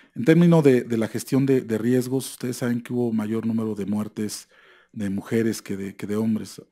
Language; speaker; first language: Spanish; native; Spanish